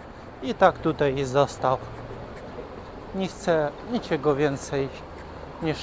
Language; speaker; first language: Polish; non-native, learner; Ukrainian